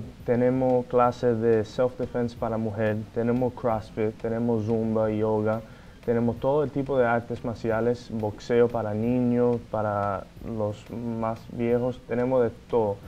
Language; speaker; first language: Spanish; non-native, fluent; Portuguese